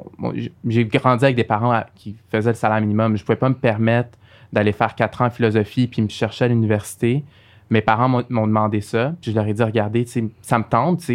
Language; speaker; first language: French; early bilingual, other home language; Arabic